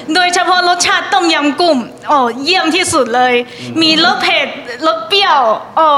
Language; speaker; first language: Thai; non-native, fluent; Chinese